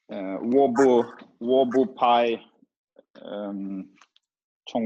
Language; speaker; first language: Chinese; non-native, learner; Swedish